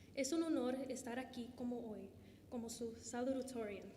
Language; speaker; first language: Spanish; early bilingual, heritage; Spanish